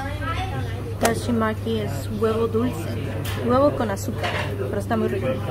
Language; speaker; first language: Spanish; native; Spanish